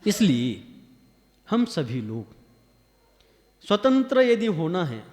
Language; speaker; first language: Hindi; non-native, local second language; Marathi